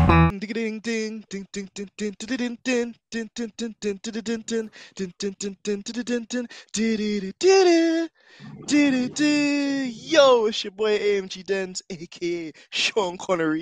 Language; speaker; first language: English; native; English